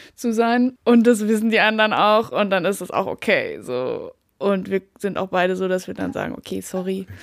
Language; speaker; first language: German; native; German